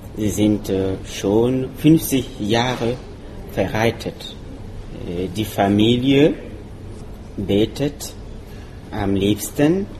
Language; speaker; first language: German; non-native, learner; Mossi